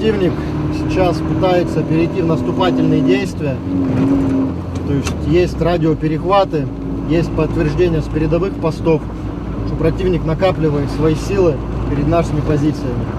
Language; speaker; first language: Russian; native; Russian